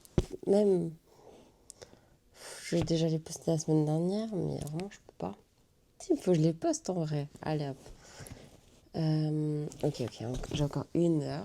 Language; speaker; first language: French; native; French